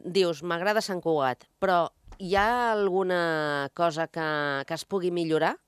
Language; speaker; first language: Catalan; native; Catalan